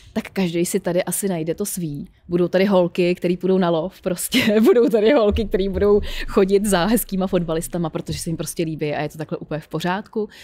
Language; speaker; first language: Czech; native; Czech